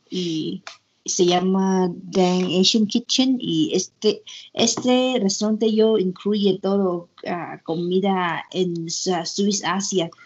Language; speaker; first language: Spanish; non-native, learner; Thai